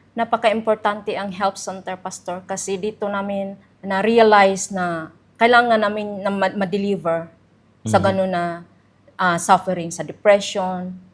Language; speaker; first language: Filipino; native; Filipino